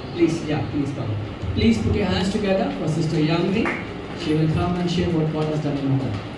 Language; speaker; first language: English; non-native, local second language; Telugu